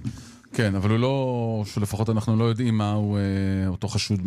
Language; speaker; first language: Hebrew; native; Hebrew